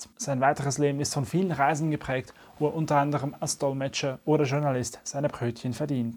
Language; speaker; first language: German; native; German